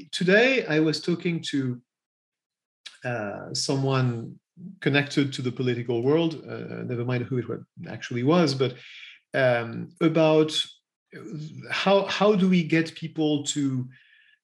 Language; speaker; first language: English; non-native, fluent; French